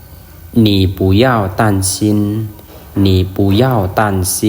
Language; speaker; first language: Chinese; non-native, learner; Lao